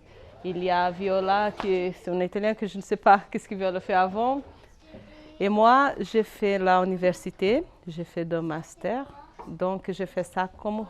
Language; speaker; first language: French; non-native, fluent; Portuguese